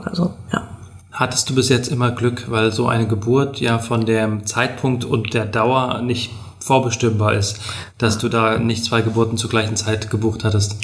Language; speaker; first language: German; native; German